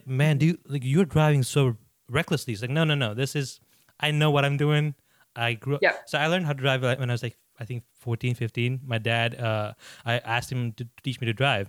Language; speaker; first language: English; non-native, local second language; Gujarati